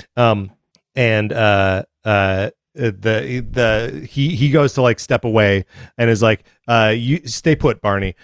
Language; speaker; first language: English; native; English